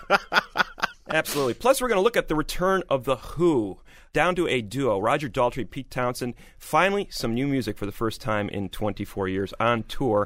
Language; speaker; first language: English; native; English